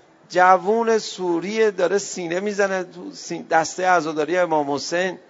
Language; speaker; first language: Persian; native; Persian